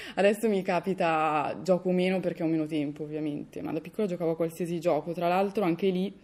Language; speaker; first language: Italian; native; Italian